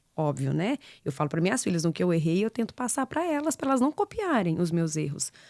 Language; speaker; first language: Portuguese; native; Portuguese